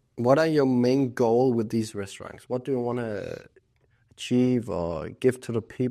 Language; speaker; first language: English; non-native, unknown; Danish